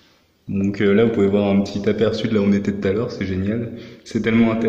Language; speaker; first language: French; native; French